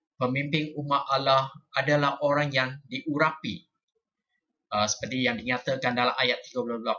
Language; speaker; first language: Malay; non-native, local second language; Chinese